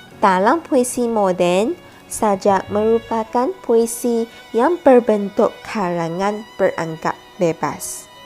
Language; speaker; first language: Malay; non-native, local second language; Iban